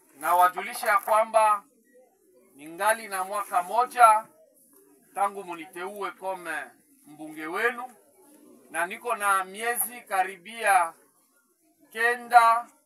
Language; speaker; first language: Swahili; native; Swahili